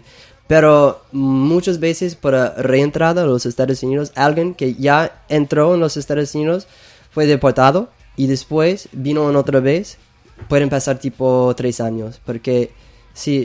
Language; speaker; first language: Spanish; non-native, fluent; English